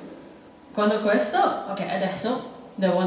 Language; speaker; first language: Italian; non-native, learner; English